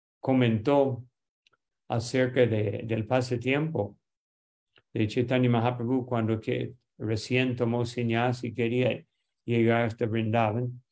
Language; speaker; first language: Spanish; non-native, fluent; English